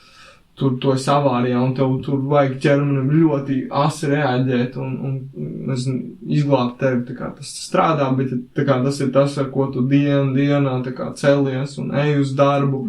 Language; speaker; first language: Latvian; native; Latvian